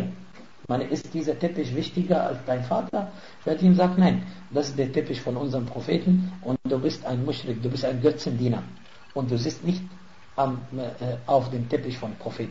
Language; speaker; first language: German; non-native, fluent; Arabic